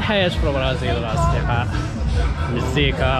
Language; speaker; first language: Portuguese; non-native, learner; Arabic